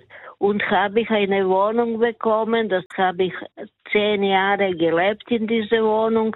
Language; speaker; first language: German; non-native, learner; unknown